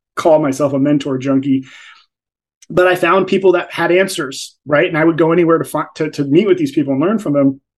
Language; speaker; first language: English; native; English